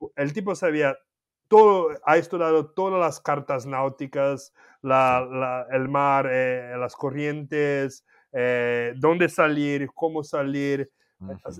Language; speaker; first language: Spanish; non-native, fluent; Portuguese